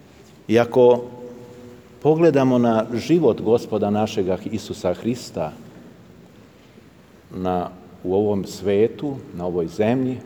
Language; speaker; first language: Serbian; native; Serbian